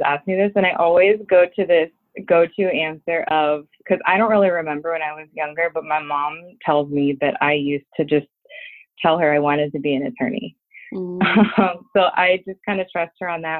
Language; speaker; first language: English; native; English